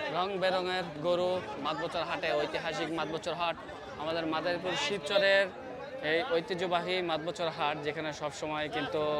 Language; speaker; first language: Bangla; native; Bangla